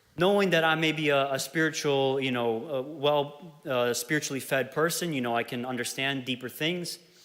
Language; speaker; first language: English; early bilingual, other home language; Ukrainian